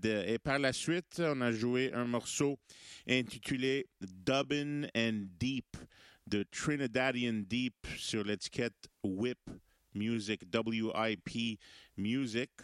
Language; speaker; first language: French; native; French